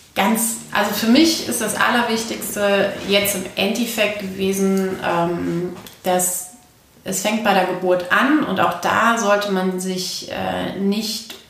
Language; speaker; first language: German; native; German